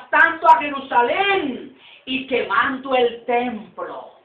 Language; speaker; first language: Spanish; native; Spanish